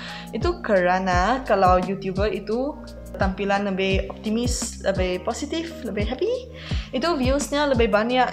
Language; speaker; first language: Indonesian; non-native, fluent; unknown